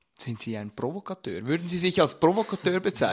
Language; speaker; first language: German; native; German